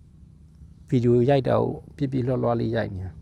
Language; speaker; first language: Burmese; native; Burmese